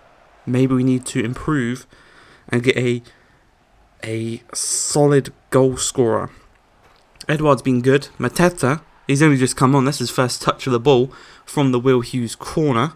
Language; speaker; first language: English; native; English